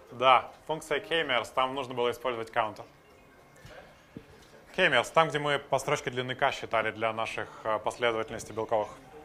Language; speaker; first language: Russian; native; Russian